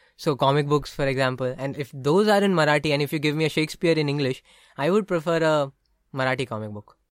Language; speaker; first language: English; non-native, local second language; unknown